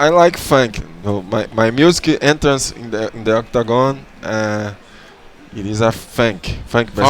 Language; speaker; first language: English; non-native, learner; Portuguese